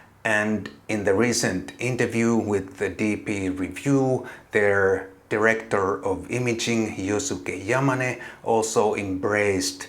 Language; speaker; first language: English; non-native, fluent; Finnish